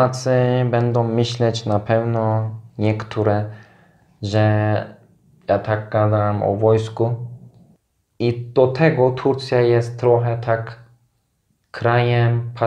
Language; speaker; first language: Polish; non-native, fluent; Turkish